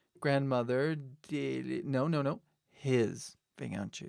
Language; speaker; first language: Portuguese; non-native, fluent; English